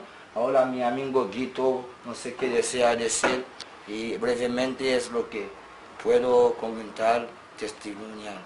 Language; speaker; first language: Spanish; non-native, fluent; Haitian Creole